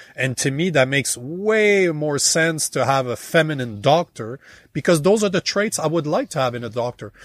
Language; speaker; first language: English; native; English